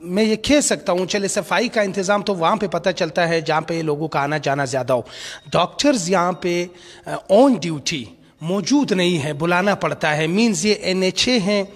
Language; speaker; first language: Urdu; non-native, local second language; Pashto